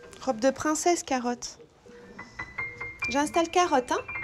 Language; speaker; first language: French; native; French